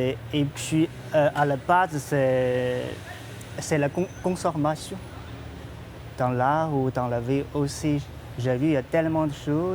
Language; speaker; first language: French; non-native, fluent; Chinese